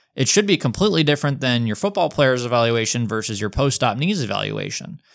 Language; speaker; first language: English; native; English